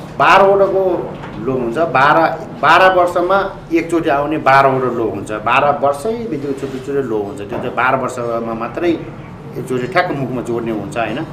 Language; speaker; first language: Nepali; non-native, local second language; Eastern Tamang